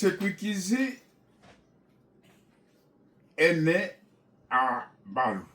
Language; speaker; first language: French; non-native, local second language; Kongo